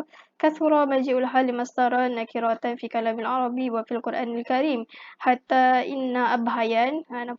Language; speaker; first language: Arabic; non-native, fluent; Malay